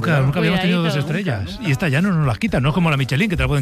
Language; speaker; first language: Spanish; native; Spanish